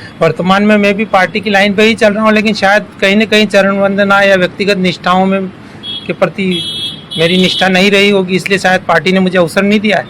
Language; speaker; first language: Hindi; native; Hindi